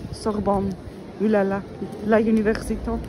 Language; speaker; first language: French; non-native, learner; Greek